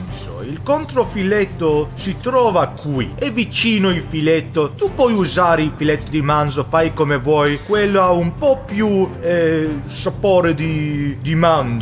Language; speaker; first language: Italian; non-native, learner; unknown